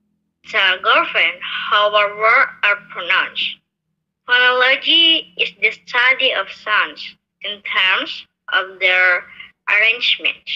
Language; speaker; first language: English; non-native, learner; Indonesian